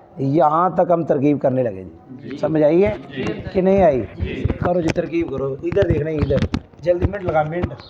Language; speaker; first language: Urdu; non-native, local second language; Saraiki